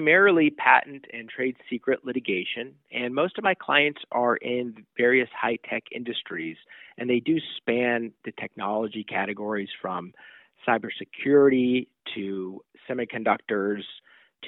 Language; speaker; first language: English; native; English